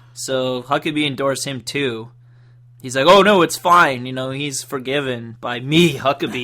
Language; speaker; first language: English; native; English